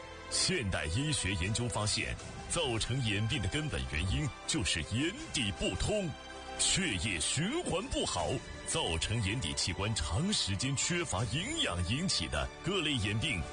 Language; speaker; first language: Chinese; native; Chinese